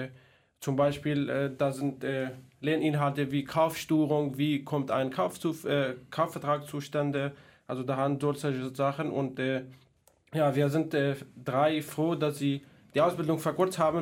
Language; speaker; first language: German; non-native, fluent; Kurdish